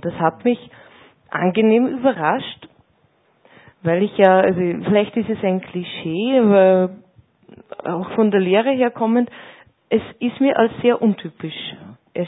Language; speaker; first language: German; native; German